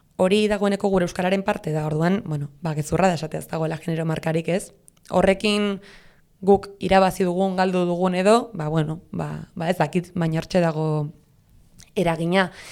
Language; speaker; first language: Basque; non-native, local second language; Spanish